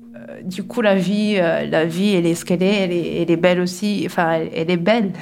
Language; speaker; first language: French; non-native, local second language; Kinyarwanda